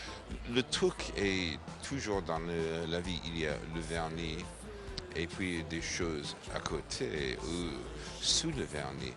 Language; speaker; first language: French; non-native, fluent; English